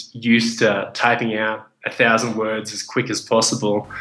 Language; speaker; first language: English; native; English